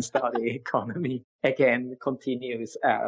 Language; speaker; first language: English; non-native, fluent; Swiss German